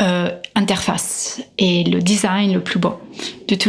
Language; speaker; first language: French; non-native, fluent; Italian